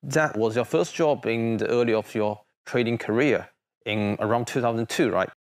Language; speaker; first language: English; non-native, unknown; Chinese